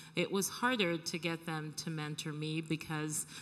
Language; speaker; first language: English; native; English